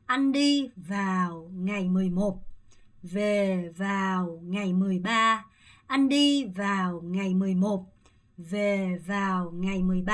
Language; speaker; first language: Vietnamese; non-native, fluent; Korean